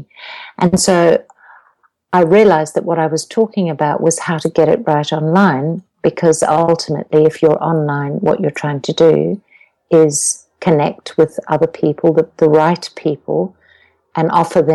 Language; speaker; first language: English; native; English